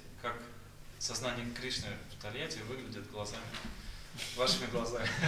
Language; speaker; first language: Russian; native; Russian